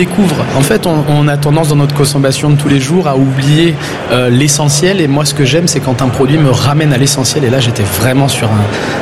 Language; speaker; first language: French; native; French